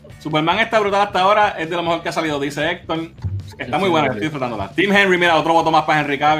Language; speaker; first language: Spanish; native; Spanish